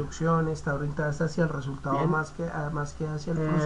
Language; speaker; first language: Spanish; native; Spanish